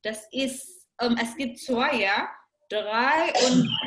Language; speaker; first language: German; non-native, learner; Indonesian